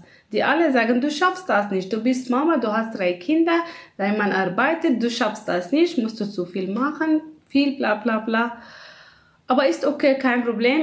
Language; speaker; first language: German; non-native, learner; Kurdish